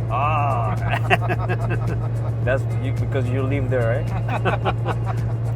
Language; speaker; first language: English; non-native, learner; Korean